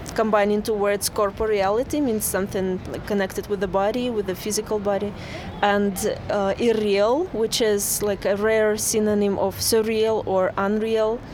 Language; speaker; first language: English; non-native, fluent; Russian